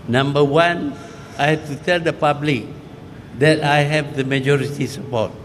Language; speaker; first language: English; non-native, local second language; Malay